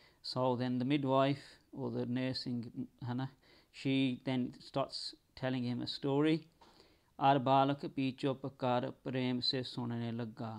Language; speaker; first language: English; early bilingual, other home language; Punjabi